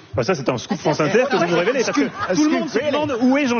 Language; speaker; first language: French; native; French